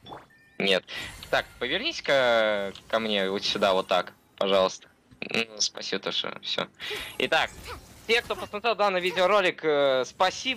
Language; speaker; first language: Russian; native; Russian